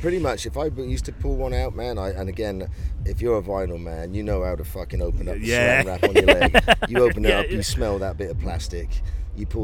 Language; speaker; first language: English; native; English